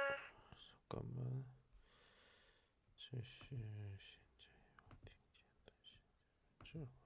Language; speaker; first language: Chinese; non-native, learner; Korean